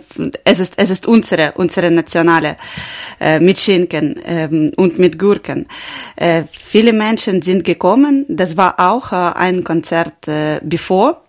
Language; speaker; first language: German; non-native, learner; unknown